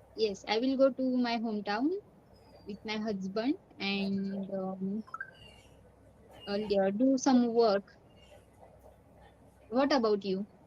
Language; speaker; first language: English; non-native, learner; Marathi